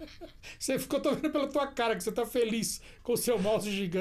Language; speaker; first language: Portuguese; native; Portuguese